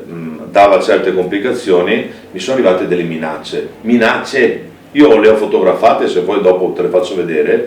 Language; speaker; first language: Italian; native; Italian